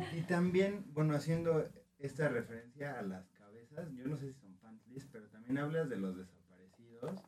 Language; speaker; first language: Spanish; native; Spanish